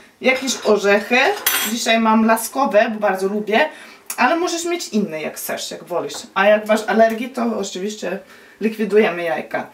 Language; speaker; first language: Polish; non-native, learner; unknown